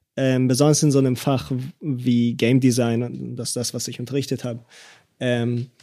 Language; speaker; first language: German; early bilingual, other home language; Hebrew